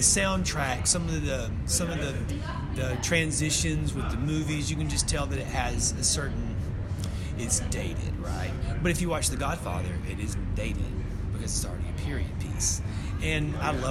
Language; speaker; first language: English; native; English